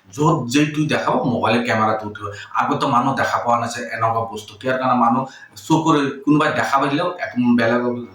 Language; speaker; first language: Assamese; non-native, local second language; Bangla